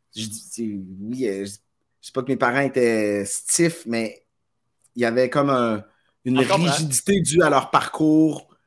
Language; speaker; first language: French; native; French